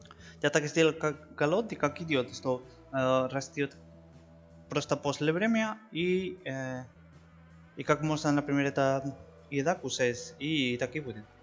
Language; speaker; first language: Russian; non-native, learner; Spanish